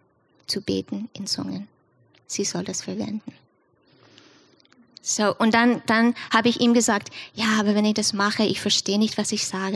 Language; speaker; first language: German; non-native, fluent; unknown